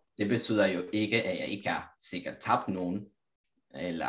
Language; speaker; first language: Danish; non-native, fluent; Italian